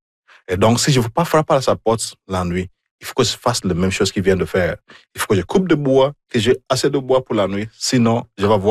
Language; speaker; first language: French; non-native, fluent; Igbo